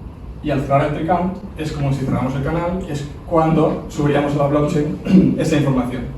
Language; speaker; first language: Spanish; native; Spanish